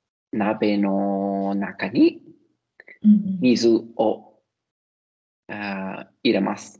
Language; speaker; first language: Japanese; non-native, learner; Italian